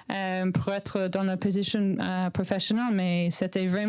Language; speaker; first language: French; non-native, learner; English